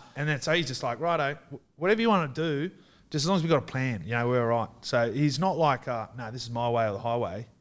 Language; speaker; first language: English; native; English